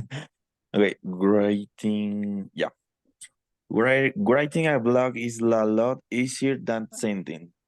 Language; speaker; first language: English; non-native, learner; Spanish